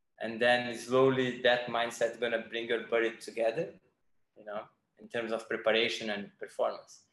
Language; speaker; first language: English; non-native, fluent; Portuguese